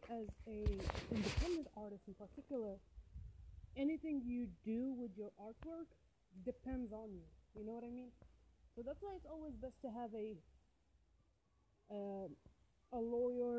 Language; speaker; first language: English; non-native, fluent; Arabic